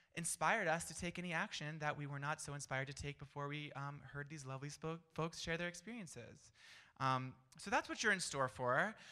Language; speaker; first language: English; native; English